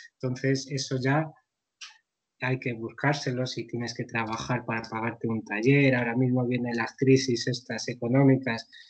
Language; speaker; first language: Spanish; native; Spanish